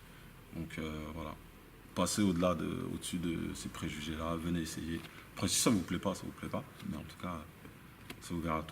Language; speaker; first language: French; native; French